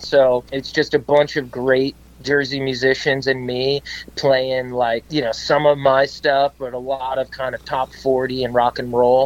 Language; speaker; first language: English; native; English